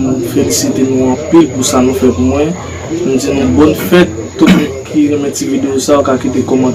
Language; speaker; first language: French; non-native, learner; Haitian Creole